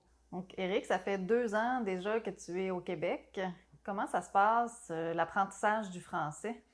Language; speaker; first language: French; native; French